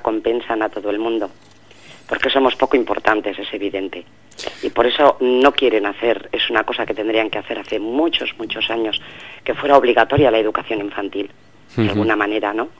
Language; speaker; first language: Spanish; native; Spanish